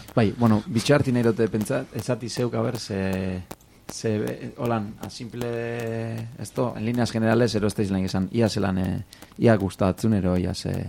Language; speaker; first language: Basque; native; Basque